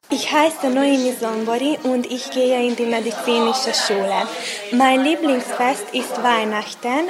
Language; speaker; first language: German; non-native, learner; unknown